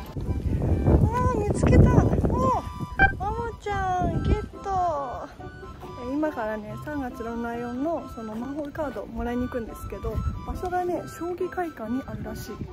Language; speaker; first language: Japanese; early bilingual, other home language; Chinese